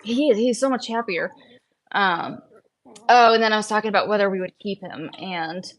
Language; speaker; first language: English; native; English